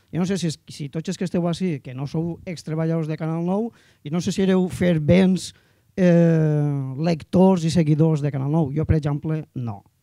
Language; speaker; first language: Catalan; native; Catalan